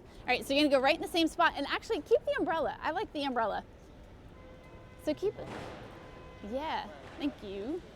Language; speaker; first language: English; native; English